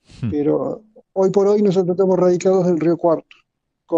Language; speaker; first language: Spanish; native; Spanish